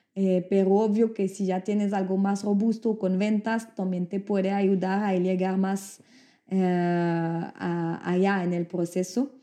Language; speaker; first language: Spanish; non-native, fluent; French